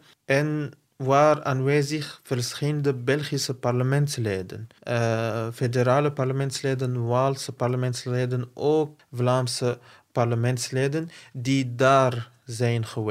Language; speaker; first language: Dutch; non-native, fluent; Arabic